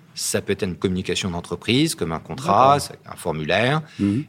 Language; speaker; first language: French; native; French